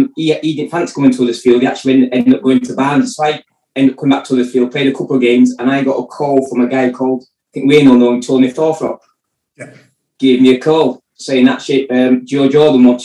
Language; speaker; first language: English; native; English